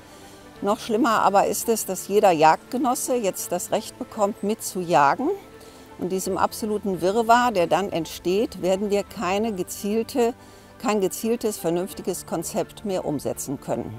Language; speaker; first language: German; native; German